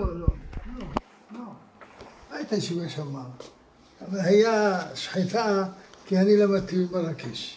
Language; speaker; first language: Hebrew; non-native, fluent; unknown